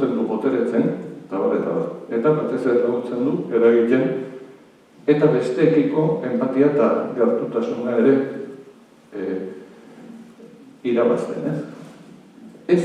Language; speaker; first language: Basque; native; Basque